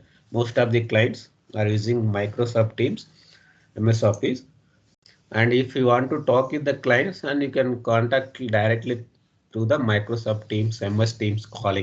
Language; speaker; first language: English; non-native, local second language; Telugu